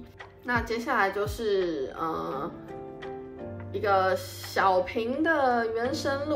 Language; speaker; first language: Chinese; native; Chinese